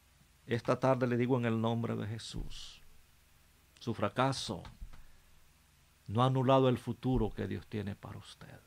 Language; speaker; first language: Spanish; native; Spanish